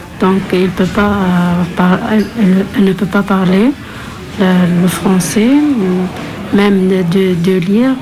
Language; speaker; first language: French; non-native, learner; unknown